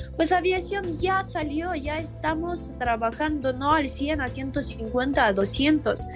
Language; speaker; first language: Spanish; non-native, fluent; Ukrainian